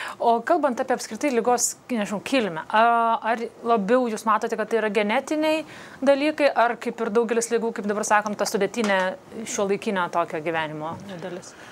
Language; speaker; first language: Lithuanian; native; Lithuanian